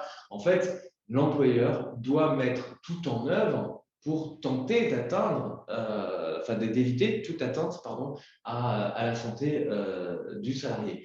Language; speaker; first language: French; native; French